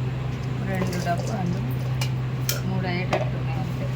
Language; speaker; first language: Telugu; native; Telugu